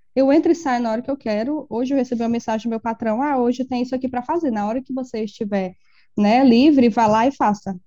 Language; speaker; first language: Portuguese; native; Portuguese